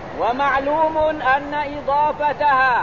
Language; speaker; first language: Arabic; non-native, fluent; Malay